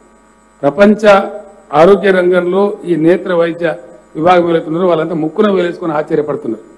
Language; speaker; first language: Telugu; native; Telugu